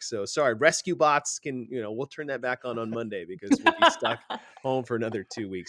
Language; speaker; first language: English; native; English